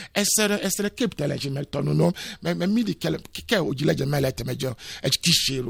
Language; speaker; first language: Hungarian; non-native, learner; Yoruba